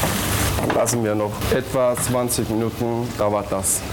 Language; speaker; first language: German; non-native, learner; Turkish